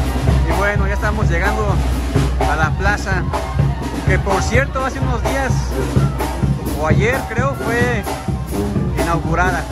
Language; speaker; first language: Spanish; native; Spanish